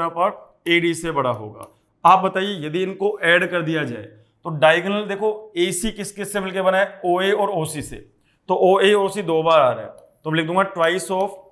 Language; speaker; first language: Hindi; native; Hindi